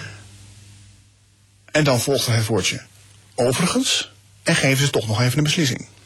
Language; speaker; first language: Dutch; native; Dutch